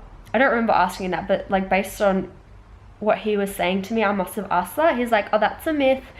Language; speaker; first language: English; native; English